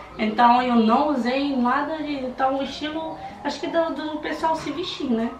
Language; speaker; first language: Portuguese; non-native, fluent; Romanian